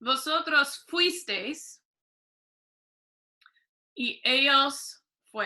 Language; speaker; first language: Spanish; non-native, fluent; English